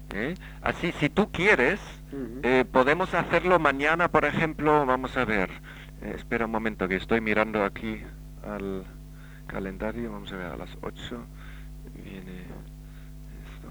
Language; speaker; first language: Spanish; native; Spanish